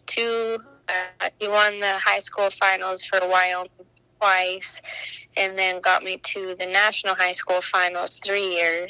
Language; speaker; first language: English; native; English